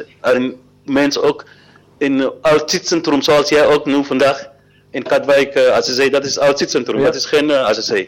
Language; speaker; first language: Dutch; non-native, learner; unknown